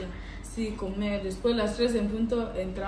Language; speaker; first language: Spanish; non-native, learner; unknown